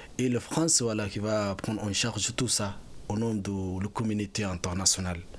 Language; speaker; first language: French; non-native, fluent; Arabic